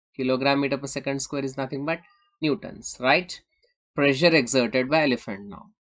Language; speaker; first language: English; non-native, local second language; Urdu